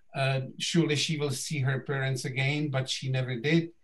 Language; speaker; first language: English; non-native, fluent; Czech